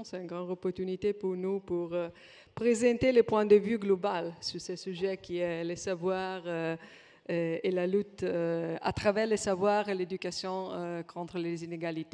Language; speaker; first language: French; non-native, fluent; Italian